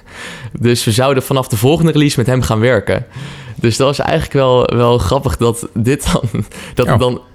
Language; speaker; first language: Dutch; native; Dutch